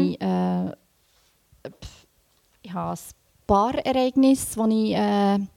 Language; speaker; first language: German; native; German